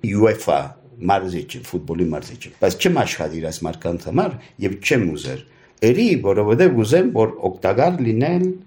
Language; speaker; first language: Armenian; early bilingual, heritage; Armenian